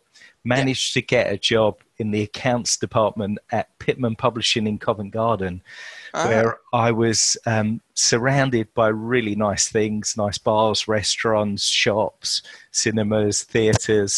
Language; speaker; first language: English; native; English